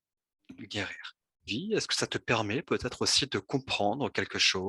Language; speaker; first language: French; native; French